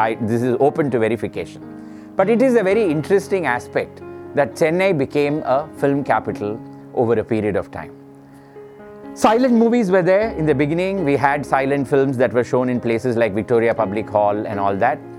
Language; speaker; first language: English; non-native, local second language; Tamil